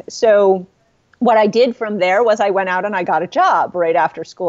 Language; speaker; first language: English; native; English